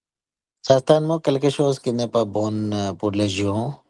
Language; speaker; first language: French; non-native, learner; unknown